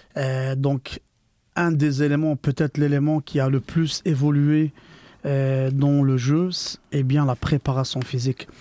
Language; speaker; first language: French; non-native, local second language; Arabic